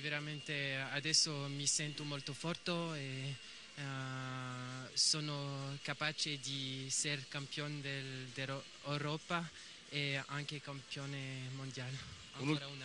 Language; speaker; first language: Italian; non-native, learner; French